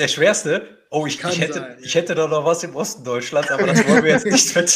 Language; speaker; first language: German; native; German